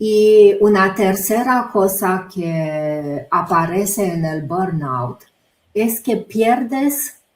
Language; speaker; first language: Spanish; non-native, fluent; Romanian